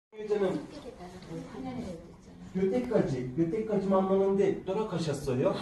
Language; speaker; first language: Korean; non-native, learner; Turkish